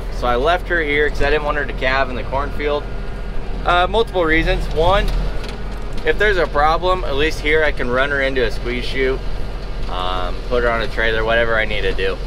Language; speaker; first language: English; native; English